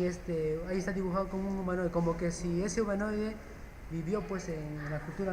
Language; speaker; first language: Spanish; native; Spanish